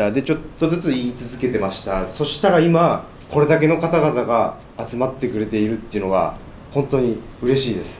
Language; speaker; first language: Japanese; native; Japanese